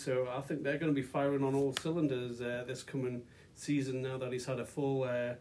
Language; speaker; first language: English; native; English